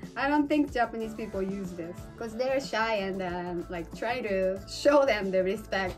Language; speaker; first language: English; non-native, learner; Japanese